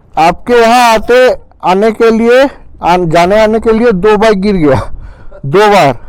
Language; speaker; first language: Hindi; non-native, local second language; Bangla